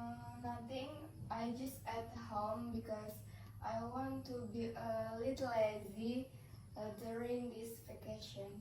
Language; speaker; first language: English; non-native, learner; Indonesian